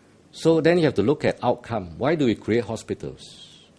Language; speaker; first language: English; non-native, local second language; Chinese